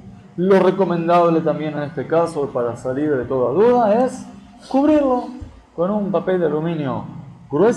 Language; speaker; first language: Spanish; native; Spanish